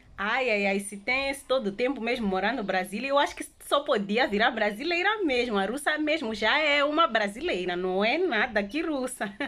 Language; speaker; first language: Portuguese; non-native, local second language; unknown